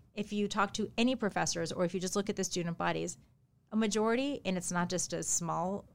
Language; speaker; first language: English; early bilingual, other home language; Japanese